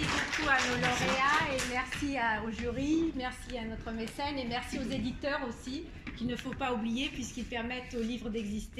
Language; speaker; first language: French; native; French